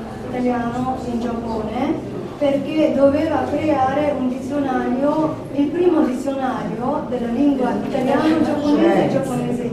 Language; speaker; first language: Italian; non-native, learner; Japanese